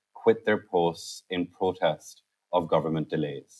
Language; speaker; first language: English; non-native, local second language; Urdu